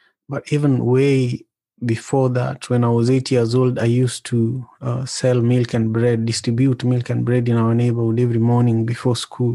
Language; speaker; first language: English; non-native, local second language; Luo (Kenya and Tanzania)